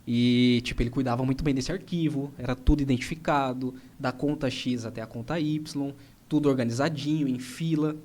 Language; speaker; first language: Portuguese; native; Portuguese